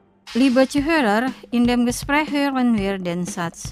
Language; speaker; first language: German; non-native, fluent; Indonesian